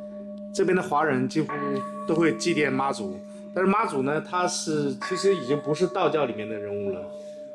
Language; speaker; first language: Chinese; native; Chinese